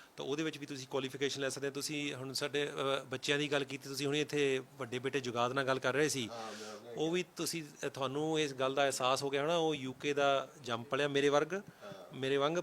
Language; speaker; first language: Punjabi; early bilingual, heritage; Punjabi